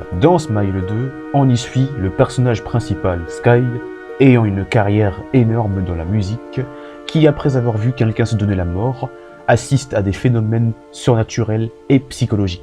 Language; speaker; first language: French; native; French